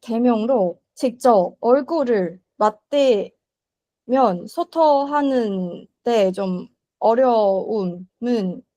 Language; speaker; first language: Korean; non-native, learner; Chinese